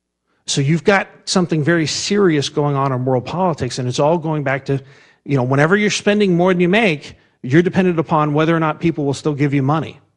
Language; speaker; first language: English; native; English